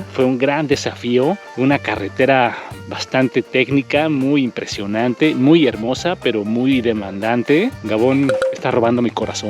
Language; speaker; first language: Spanish; native; Spanish